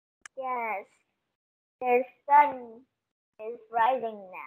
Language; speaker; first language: English; non-native, learner; Korean